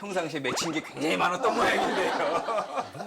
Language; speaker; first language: Korean; native; Korean